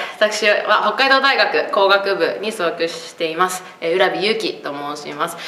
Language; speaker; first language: Japanese; early bilingual, heritage; Japanese